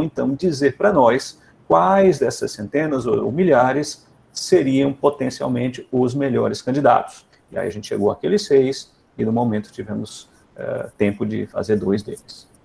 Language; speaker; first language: Portuguese; native; Portuguese